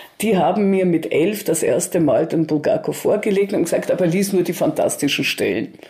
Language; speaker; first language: German; early bilingual, other home language; Russian